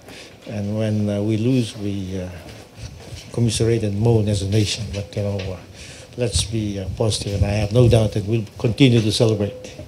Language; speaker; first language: English; non-native, local second language; Fijian